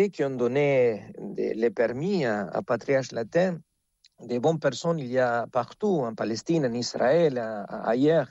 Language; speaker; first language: French; non-native, fluent; Spanish